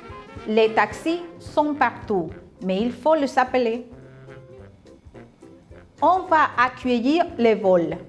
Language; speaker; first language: French; non-native, fluent; Spanish